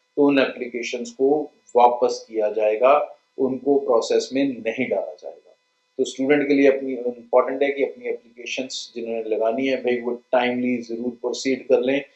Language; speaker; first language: Hindi; non-native, local second language; Punjabi